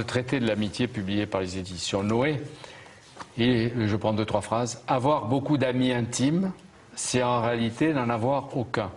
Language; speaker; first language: French; native; French